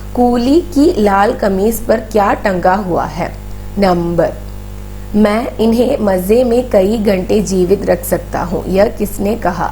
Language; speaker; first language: Hindi; non-native, local second language; Malayalam